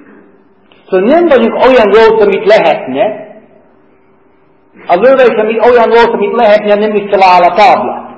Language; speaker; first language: Hungarian; non-native, fluent; English